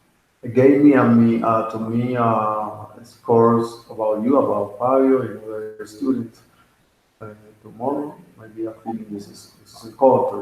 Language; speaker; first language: English; non-native, learner; Spanish